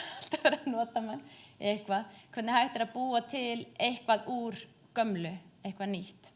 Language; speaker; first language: Icelandic; native; Icelandic